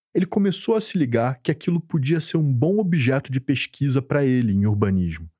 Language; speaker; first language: Portuguese; native; Portuguese